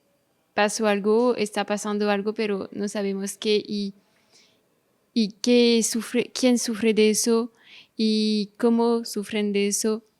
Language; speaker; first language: Spanish; non-native, fluent; French